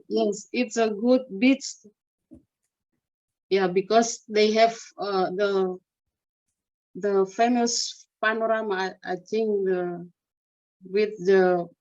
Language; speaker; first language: English; non-native, learner; Indonesian